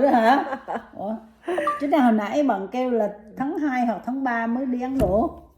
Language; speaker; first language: Vietnamese; native; Vietnamese